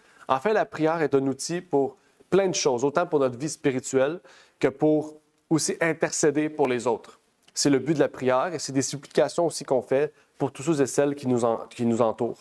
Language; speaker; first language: French; native; French